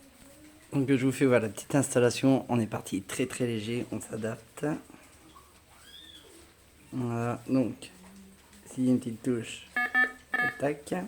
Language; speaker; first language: French; native; French